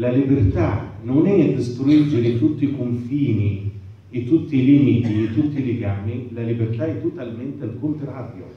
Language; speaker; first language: Italian; non-native, fluent; Arabic